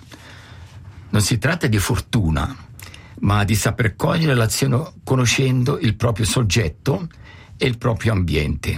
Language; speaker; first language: Italian; native; Italian